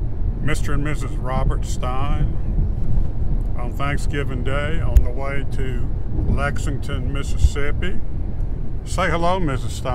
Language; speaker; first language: English; native; English